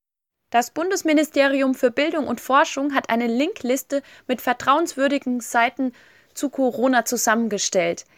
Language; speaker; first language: German; native; German